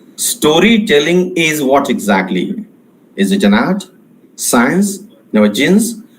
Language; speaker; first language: English; non-native, local second language; Marathi